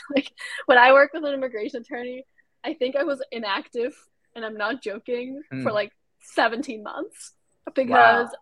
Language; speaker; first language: English; non-native, fluent; German